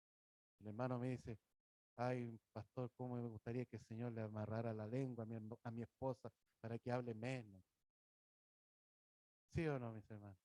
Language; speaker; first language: Spanish; native; Spanish